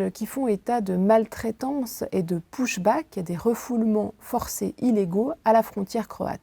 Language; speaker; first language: French; native; French